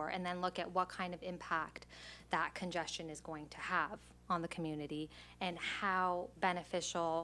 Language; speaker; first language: English; native; English